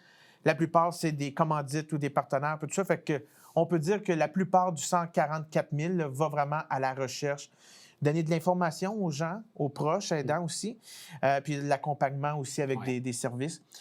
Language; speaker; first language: French; native; French